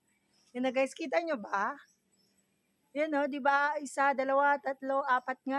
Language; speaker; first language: Filipino; non-native, local second language; Bikol